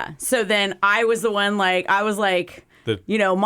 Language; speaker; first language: English; native; English